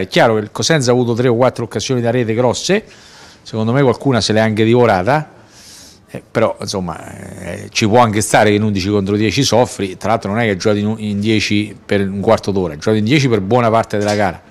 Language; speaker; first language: Italian; native; Italian